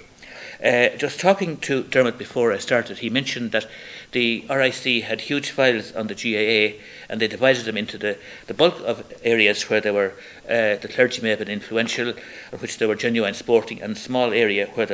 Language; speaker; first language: English; native; English